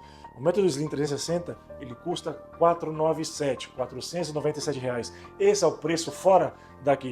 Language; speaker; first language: Portuguese; native; Portuguese